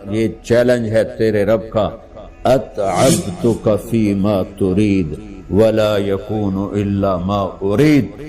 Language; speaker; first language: Urdu; non-native, local second language; Punjabi